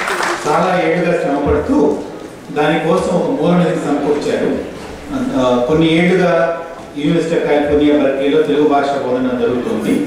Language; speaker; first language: Telugu; native; Telugu